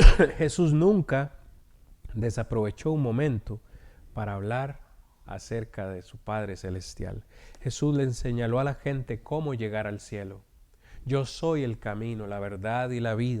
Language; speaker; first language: Spanish; native; Spanish